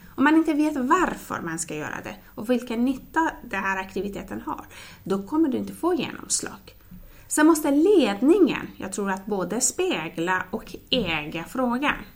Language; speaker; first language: Swedish; non-native, fluent; Persian